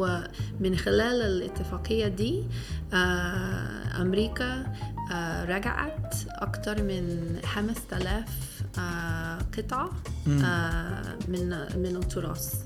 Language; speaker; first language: Arabic; non-native, fluent; English